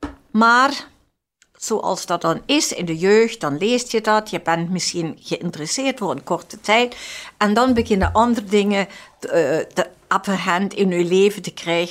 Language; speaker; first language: Dutch; non-native, fluent; English